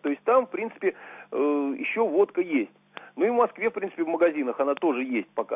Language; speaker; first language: Russian; native; Russian